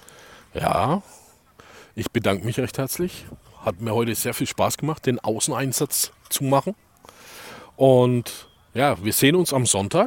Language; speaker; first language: German; native; German